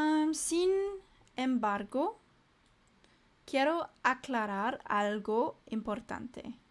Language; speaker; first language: Spanish; non-native, learner; English